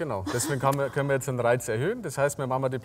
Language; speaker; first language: German; native; German